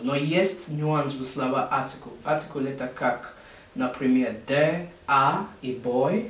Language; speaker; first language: Russian; non-native, learner; English